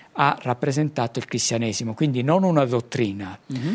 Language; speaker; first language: Italian; non-native, fluent; Arabic